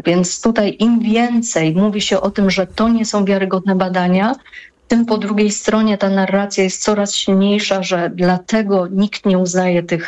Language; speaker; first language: Polish; native; Polish